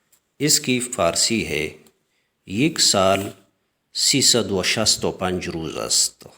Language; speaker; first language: Persian; non-native, fluent; Urdu